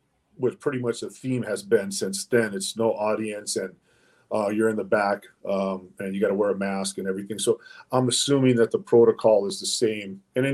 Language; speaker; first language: English; early bilingual, other home language; Spanish